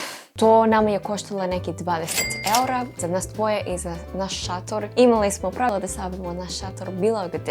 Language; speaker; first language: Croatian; non-native, learner; English